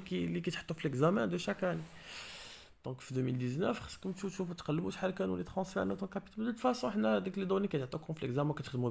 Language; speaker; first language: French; non-native, local second language; Arabic